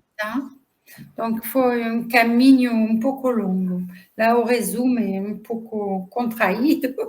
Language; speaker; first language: Portuguese; non-native, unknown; French